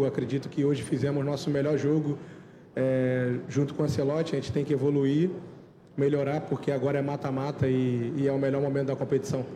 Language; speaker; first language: Portuguese; native; Portuguese